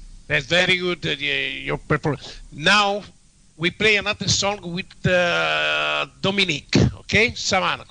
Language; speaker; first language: English; non-native, learner; Italian